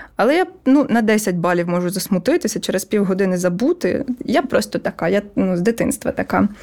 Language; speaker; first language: Ukrainian; non-native, local second language; Russian